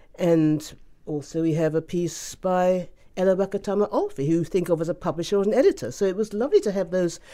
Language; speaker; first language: English; native; English